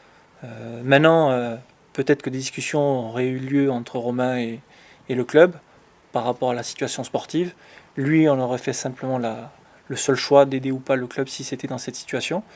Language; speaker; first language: French; native; French